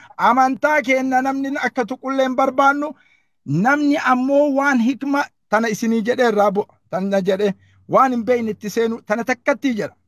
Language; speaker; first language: Oromo; native; Oromo